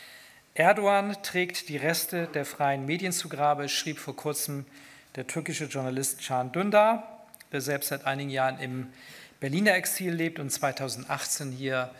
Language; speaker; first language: German; native; German